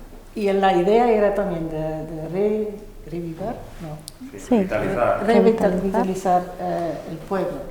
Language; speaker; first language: Spanish; non-native, fluent; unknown